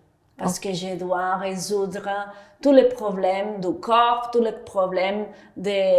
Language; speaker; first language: French; non-native, fluent; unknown